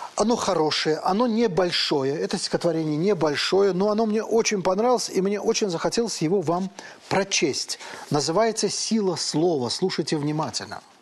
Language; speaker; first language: Russian; native; Russian